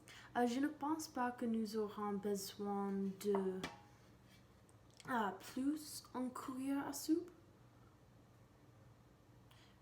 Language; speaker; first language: French; non-native, learner; English